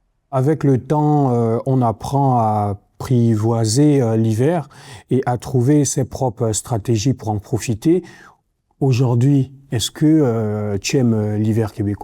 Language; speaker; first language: French; native; French